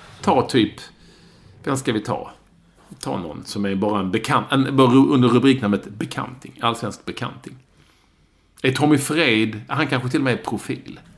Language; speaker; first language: Swedish; native; Swedish